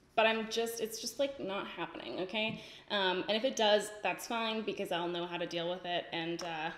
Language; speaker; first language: English; native; English